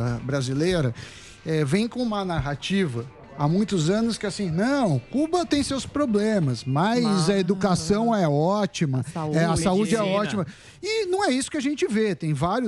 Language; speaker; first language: Portuguese; native; Portuguese